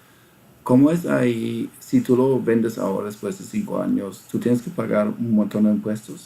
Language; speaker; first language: Spanish; non-native, fluent; German